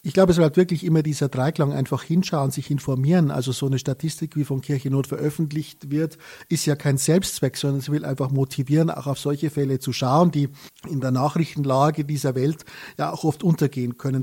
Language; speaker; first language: German; native; German